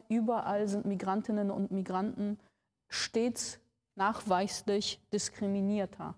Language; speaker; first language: German; early bilingual, other home language; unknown